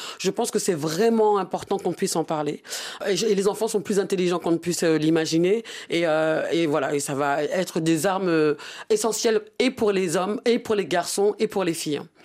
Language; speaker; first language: French; early bilingual, other home language; Bambara